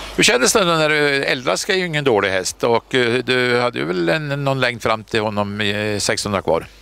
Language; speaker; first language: Swedish; native; Swedish